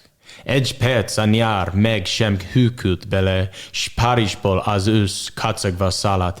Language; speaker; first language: Hungarian; non-native, learner; English